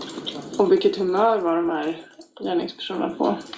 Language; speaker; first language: Swedish; native; Swedish